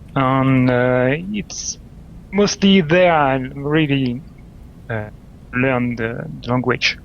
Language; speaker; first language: English; non-native, learner; French